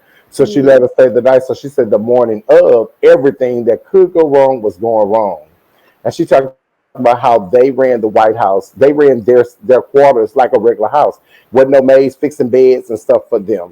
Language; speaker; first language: English; native; English